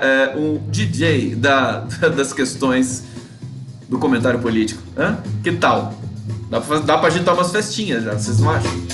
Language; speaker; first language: Portuguese; native; Portuguese